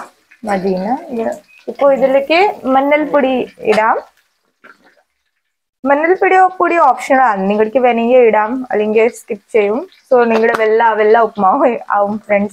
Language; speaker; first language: Malayalam; non-native, learner; Hindi